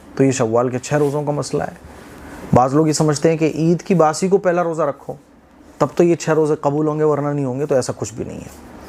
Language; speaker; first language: Urdu; native; Urdu